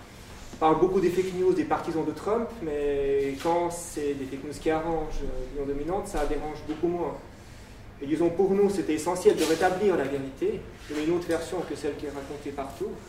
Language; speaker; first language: French; native; French